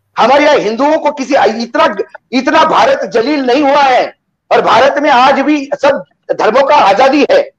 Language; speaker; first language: Hindi; non-native, local second language; Marathi